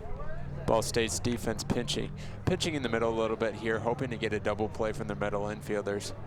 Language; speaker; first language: English; native; English